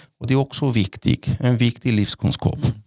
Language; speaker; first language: Norwegian; non-native, fluent; Greek